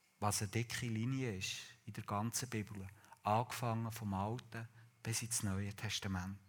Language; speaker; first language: German; native; German